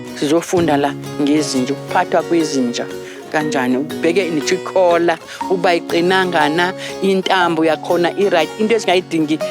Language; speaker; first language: Zulu; non-native, local second language; Xhosa